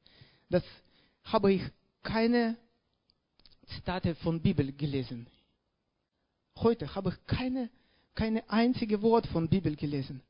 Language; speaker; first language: German; non-native, learner; Russian